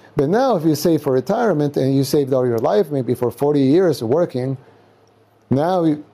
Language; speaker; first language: English; non-native, fluent; Spanish